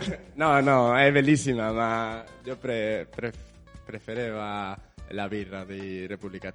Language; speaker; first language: Italian; non-native, learner; Spanish